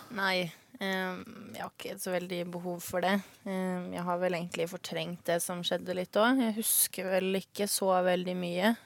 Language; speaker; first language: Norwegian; early bilingual, other home language; Swedish